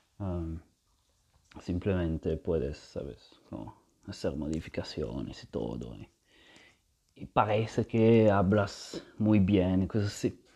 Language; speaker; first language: Spanish; non-native, fluent; Italian